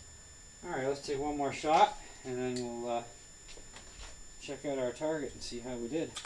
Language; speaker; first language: English; native; English